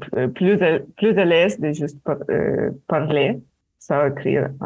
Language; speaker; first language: French; non-native, fluent; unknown